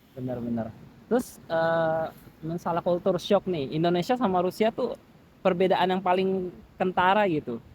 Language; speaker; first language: Indonesian; non-native, fluent; Russian